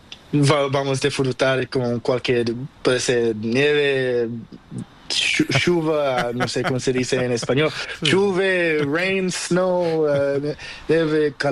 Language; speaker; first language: Spanish; non-native, learner; Portuguese